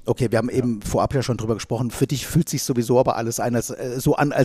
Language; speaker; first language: German; native; German